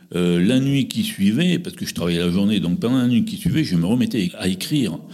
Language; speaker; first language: French; native; French